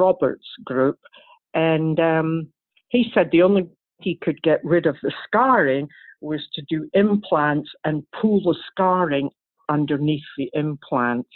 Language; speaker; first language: English; native; English